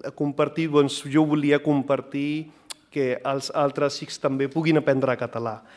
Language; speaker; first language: Catalan; non-native, fluent; Punjabi